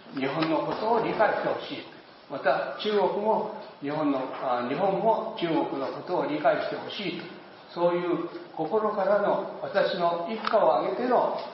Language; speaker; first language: Japanese; native; Japanese